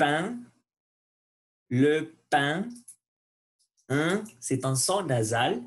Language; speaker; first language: French; non-native, learner; Spanish